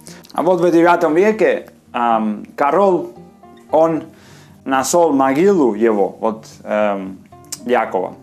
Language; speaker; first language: Russian; non-native, fluent; Spanish